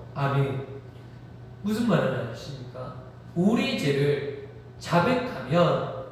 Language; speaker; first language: Korean; native; Korean